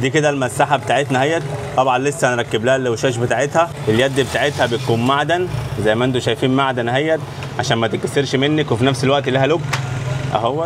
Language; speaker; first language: Arabic; native; Arabic